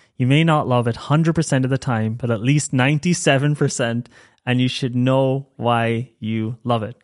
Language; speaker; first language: English; native; English